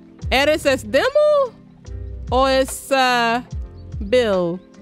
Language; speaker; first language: Spanish; non-native, learner; English